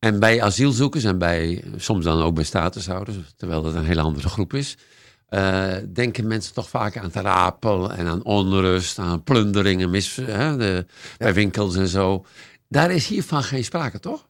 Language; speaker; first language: Dutch; native; Dutch